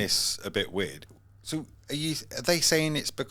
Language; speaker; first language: English; native; English